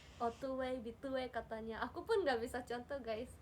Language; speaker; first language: Indonesian; non-native, learner; Japanese